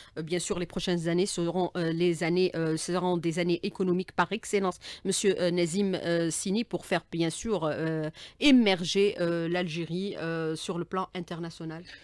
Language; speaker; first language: French; non-native, local second language; Arabic